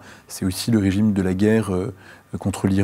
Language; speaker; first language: French; native; French